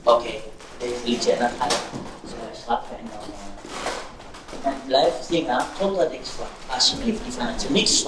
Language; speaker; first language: Dutch; non-native, learner; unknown